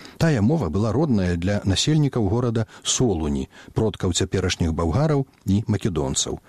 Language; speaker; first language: Belarusian; native; Belarusian